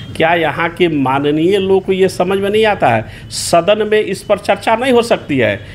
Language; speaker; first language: Hindi; native; Hindi